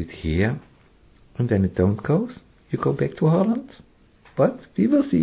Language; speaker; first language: English; non-native, learner; Dutch